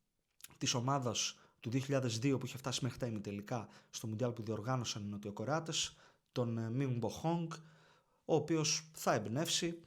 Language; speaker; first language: Greek; native; Greek